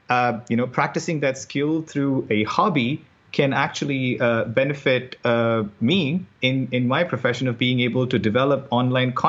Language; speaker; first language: English; non-native, local second language; Tamil